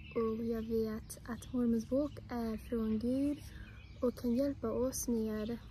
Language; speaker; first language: Swedish; non-native, fluent; English